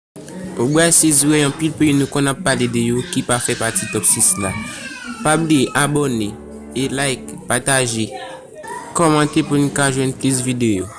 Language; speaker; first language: French; non-native, learner; Haitian Creole